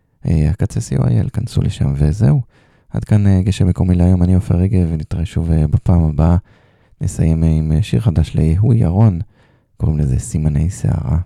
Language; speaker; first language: Hebrew; native; Hebrew